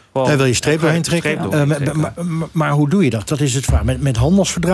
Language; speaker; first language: Dutch; native; Dutch